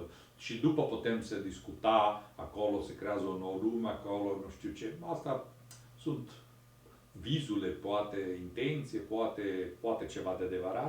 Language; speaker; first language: Romanian; non-native, learner; Italian